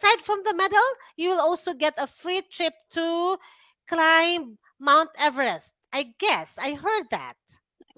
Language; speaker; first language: English; non-native, fluent; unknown